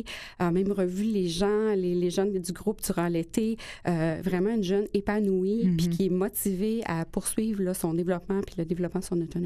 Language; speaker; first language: French; native; French